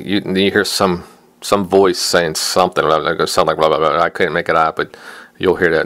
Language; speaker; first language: English; native; English